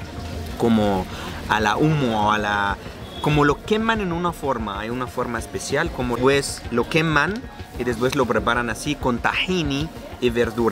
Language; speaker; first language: Spanish; non-native, fluent; Arabic